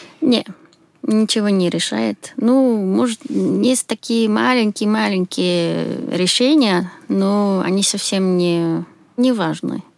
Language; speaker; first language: Russian; non-native, fluent; Swedish